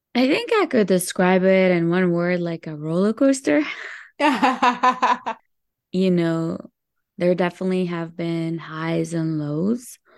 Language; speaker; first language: English; early bilingual, other home language; Hebrew